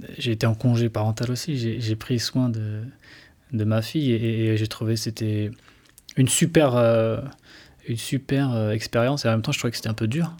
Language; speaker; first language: French; native; French